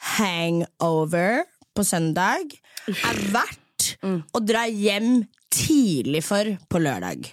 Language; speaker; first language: Norwegian; early bilingual, other home language; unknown